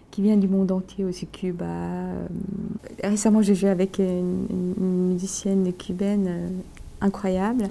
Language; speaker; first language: French; non-native, fluent; Korean